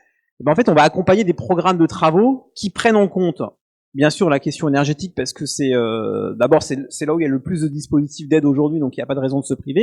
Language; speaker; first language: French; native; French